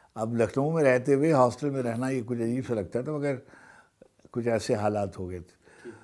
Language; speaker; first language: Urdu; native; Urdu